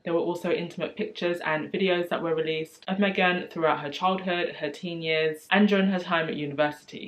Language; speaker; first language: English; native; English